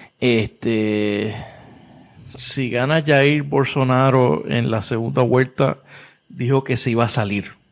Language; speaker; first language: Spanish; native; Spanish